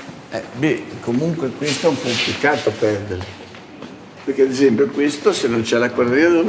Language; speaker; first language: Italian; native; Italian